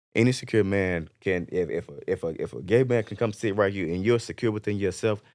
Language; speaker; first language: English; native; English